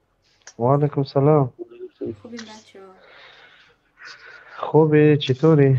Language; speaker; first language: Persian; non-native, learner; Urdu